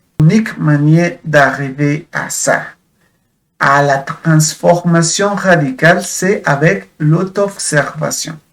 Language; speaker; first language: French; non-native, fluent; Spanish